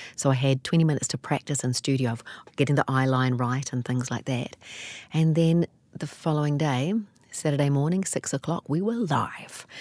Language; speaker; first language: English; native; English